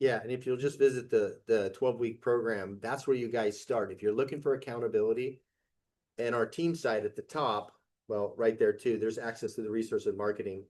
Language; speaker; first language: English; native; English